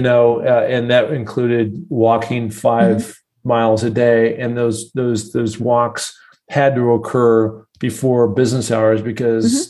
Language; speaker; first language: English; native; English